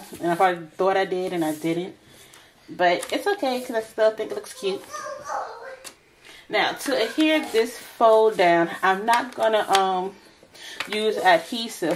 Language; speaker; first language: English; native; English